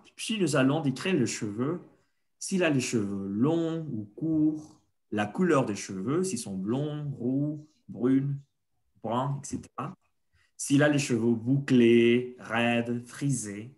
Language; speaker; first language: French; non-native, fluent; Spanish